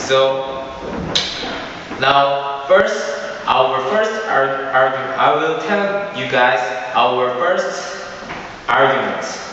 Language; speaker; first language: English; non-native, learner; Korean